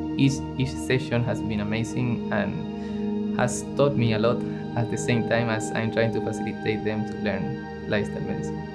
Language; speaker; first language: English; non-native, fluent; Spanish